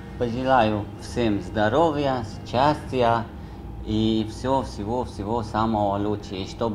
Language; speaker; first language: Russian; non-native, learner; Arabic